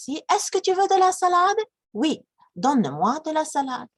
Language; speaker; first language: French; non-native, fluent; English